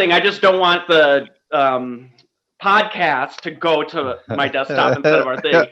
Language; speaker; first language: English; native; English